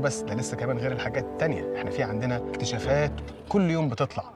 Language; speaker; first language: Arabic; native; Arabic